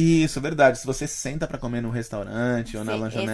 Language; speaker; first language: Portuguese; native; Portuguese